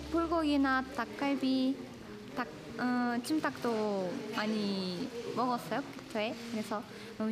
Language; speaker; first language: Korean; non-native, learner; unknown